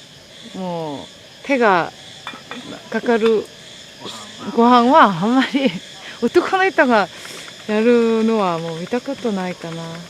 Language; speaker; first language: Japanese; non-native, learner; Korean